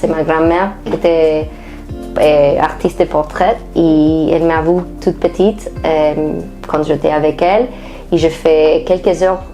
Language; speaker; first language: French; non-native, fluent; Spanish